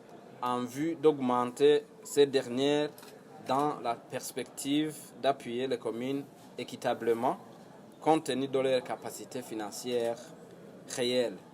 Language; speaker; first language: French; non-native, local second language; Rundi